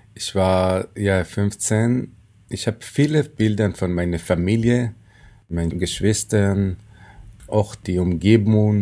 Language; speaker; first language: German; non-native, fluent; Hebrew